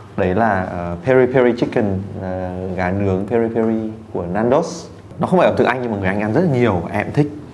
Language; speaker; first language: Vietnamese; native; Vietnamese